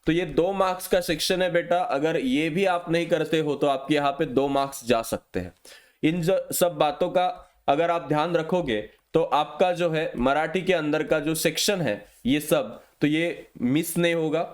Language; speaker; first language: Hindi; non-native, local second language; Marathi